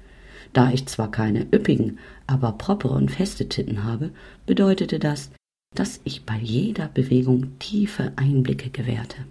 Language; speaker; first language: German; native; German